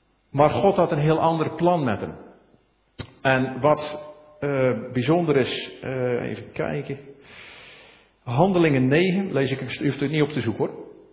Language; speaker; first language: Dutch; native; Dutch